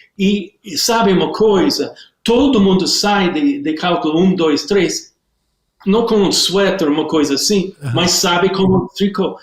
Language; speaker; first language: Portuguese; non-native, learner; English